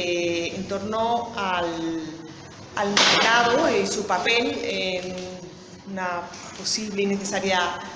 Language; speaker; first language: Spanish; native; Spanish